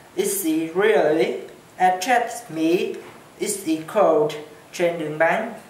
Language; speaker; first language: English; non-native, learner; Chinese